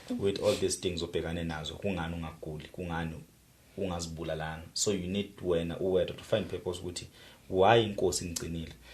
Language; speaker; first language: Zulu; native; Zulu